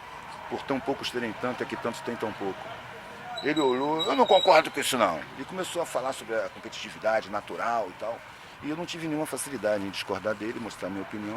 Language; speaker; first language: Portuguese; native; Portuguese